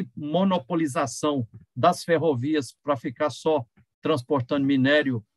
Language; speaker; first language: Portuguese; native; Portuguese